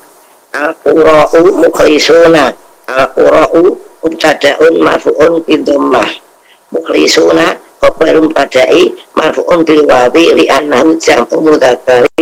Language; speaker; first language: Arabic; non-native, learner; Indonesian